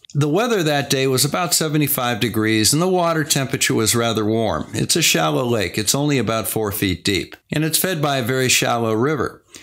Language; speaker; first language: English; native; English